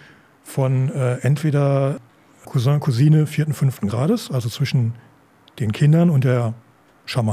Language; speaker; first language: German; native; German